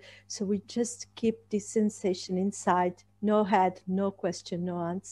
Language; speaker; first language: English; non-native, fluent; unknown